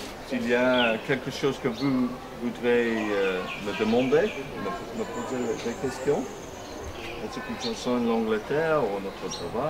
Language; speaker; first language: French; non-native, fluent; English